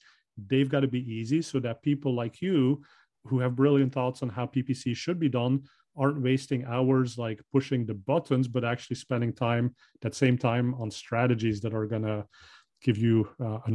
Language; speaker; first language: English; non-native, fluent; Dutch